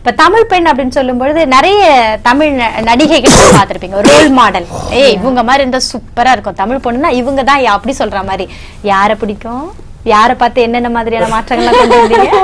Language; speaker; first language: Tamil; native; Tamil